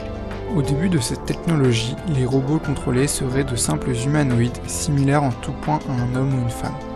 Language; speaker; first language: French; native; French